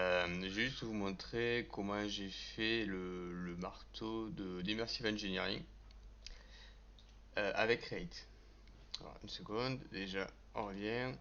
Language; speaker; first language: French; native; French